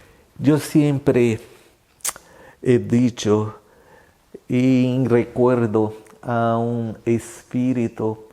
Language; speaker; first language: Spanish; non-native, learner; Portuguese